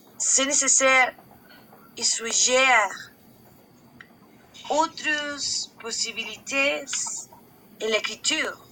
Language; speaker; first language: French; non-native, learner; Spanish